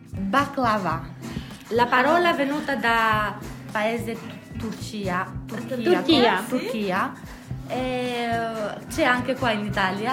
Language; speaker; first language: Italian; non-native, learner; Albanian